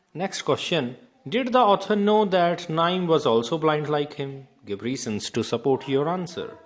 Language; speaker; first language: English; non-native, local second language; Punjabi